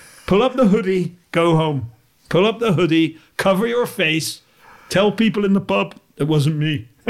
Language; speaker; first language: English; native; English